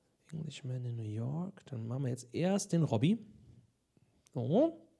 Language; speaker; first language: German; native; German